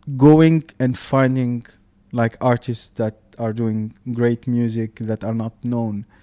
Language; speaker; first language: English; non-native, fluent; Arabic